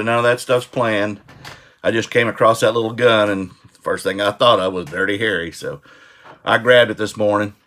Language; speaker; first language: English; native; English